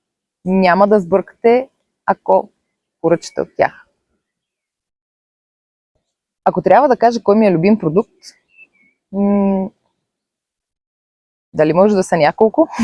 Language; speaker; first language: Bulgarian; native; Bulgarian